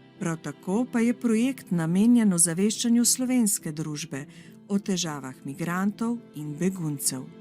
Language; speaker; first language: Slovenian; native; Slovenian